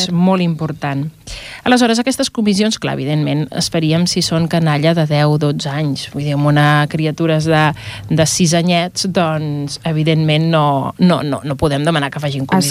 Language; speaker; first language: Catalan; native; Catalan